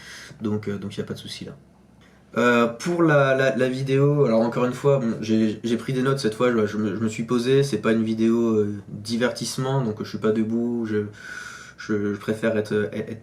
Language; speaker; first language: French; native; French